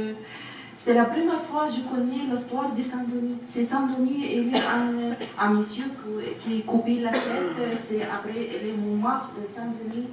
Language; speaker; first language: French; non-native, learner; Arabic